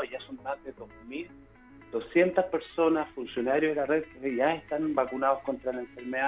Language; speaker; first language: Spanish; native; Spanish